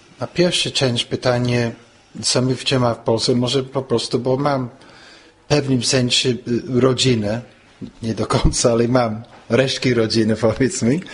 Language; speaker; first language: Polish; non-native, fluent; English